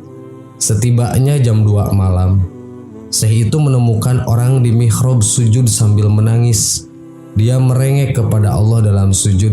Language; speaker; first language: Indonesian; native; Indonesian